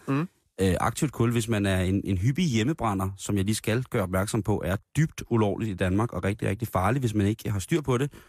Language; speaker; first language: Danish; native; Danish